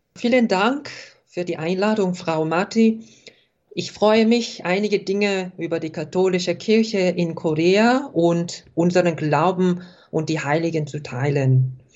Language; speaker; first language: German; non-native, fluent; Korean